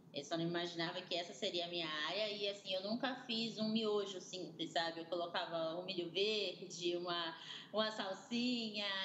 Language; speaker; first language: Portuguese; native; Portuguese